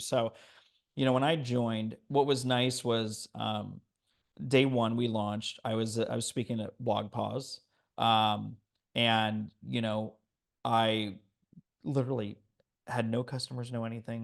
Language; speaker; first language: English; native; English